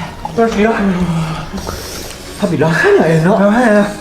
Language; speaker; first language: Indonesian; non-native, learner; Japanese